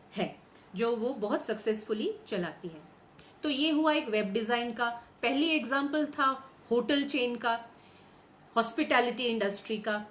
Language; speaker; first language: Hindi; non-native, local second language; Gujarati